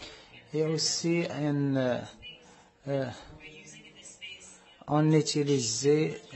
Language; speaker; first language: French; non-native, learner; Arabic